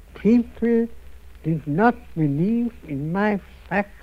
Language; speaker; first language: English; non-native, fluent; German